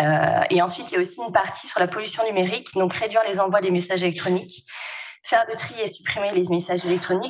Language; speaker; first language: French; native; French